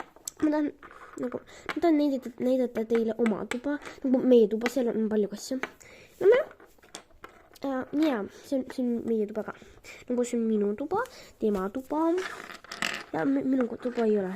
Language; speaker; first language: Estonian; non-native, local second language; Russian